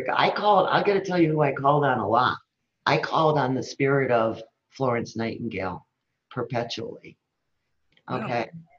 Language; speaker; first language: English; early bilingual, other home language; Spanish